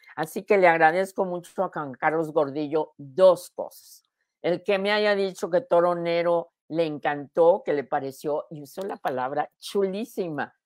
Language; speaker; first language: Spanish; native; Spanish